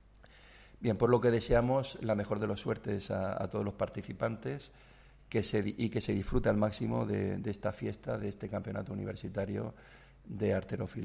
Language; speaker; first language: Spanish; native; Spanish